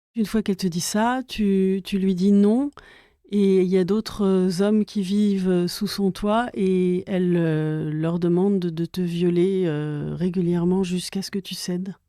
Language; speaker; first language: French; native; French